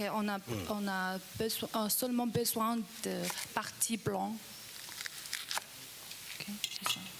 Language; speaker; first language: French; non-native, learner; Chinese